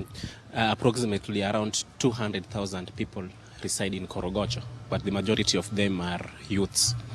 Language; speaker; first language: English; non-native, local second language; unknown